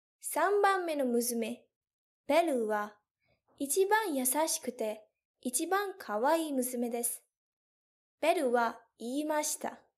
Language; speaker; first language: Japanese; non-native, fluent; English